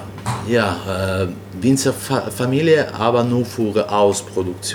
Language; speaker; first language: German; non-native, learner; Italian